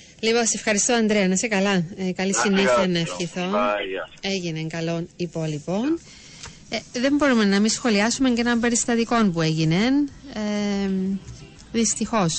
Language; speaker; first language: Greek; native; Greek